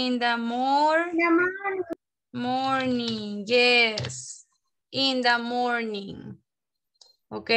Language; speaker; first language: English; non-native, fluent; Spanish